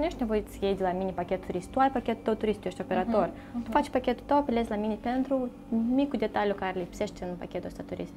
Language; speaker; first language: Romanian; native; Romanian